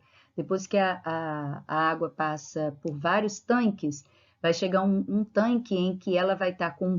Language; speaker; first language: Portuguese; native; Portuguese